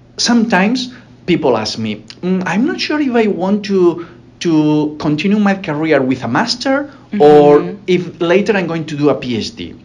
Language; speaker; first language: English; non-native, fluent; Spanish